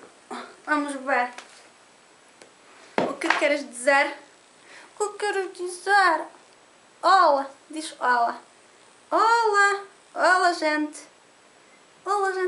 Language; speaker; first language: Portuguese; non-native, learner; Polish